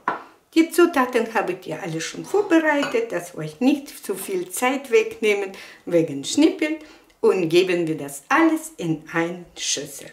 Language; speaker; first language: German; non-native, fluent; Russian